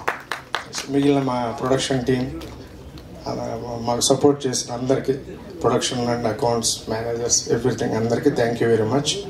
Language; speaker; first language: Telugu; native; Telugu